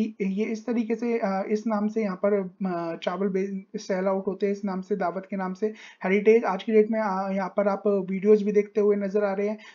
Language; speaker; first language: Hindi; native; Hindi